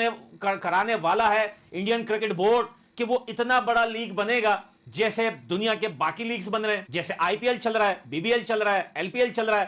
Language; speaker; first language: Hindi; native; Hindi